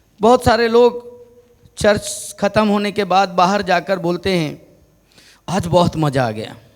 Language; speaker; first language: Hindi; non-native, local second language; Malayalam